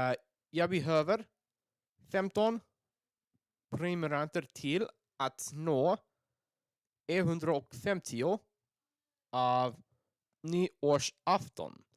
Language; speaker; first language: Swedish; non-native, learner; English